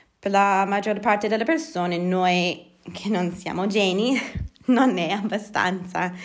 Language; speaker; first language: Italian; non-native, fluent; English